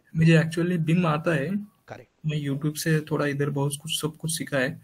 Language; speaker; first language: Hindi; native; Hindi